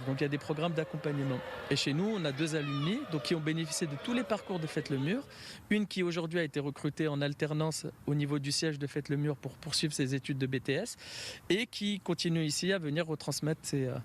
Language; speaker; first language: French; native; French